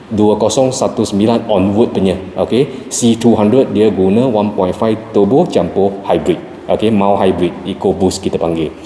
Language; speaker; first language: Malay; non-native, local second language; Chinese